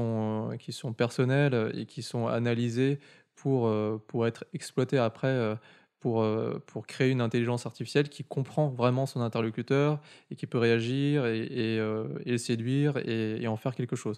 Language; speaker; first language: French; native; French